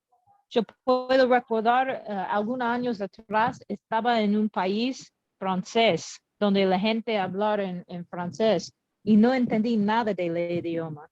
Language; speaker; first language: Spanish; non-native, learner; English